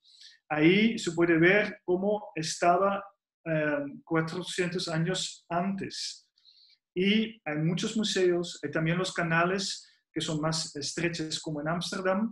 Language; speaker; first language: Spanish; non-native, fluent; Dutch